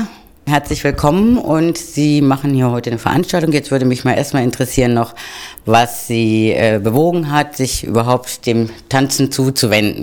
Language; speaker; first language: German; native; German